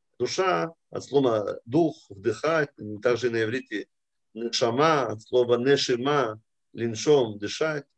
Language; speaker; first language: Russian; early bilingual, heritage; Russian